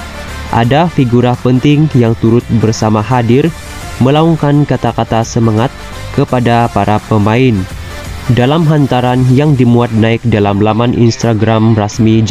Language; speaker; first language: Malay; native; Malay